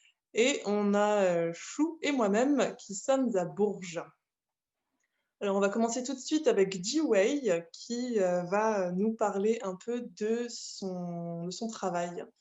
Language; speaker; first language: French; native; French